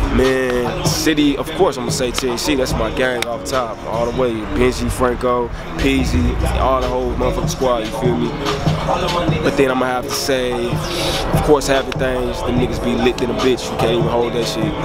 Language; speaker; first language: English; native; English